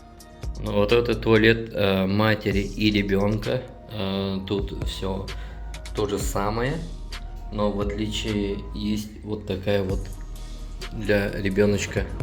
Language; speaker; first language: Russian; native; Russian